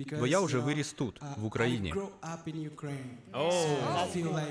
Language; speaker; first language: Ukrainian; non-native, learner; Portuguese